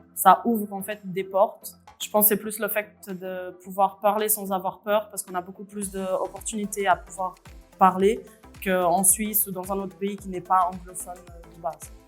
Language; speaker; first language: French; early bilingual, other home language; Portuguese